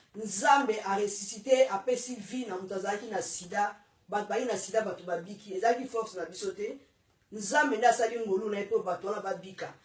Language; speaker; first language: Lingala; non-native, local second language; Kituba (Democratic Republic of Congo)